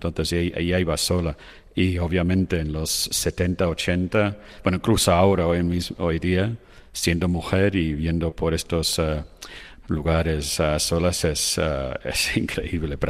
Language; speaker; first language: Spanish; non-native, fluent; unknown